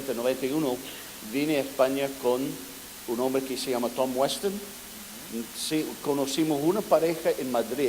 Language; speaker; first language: Spanish; non-native, fluent; English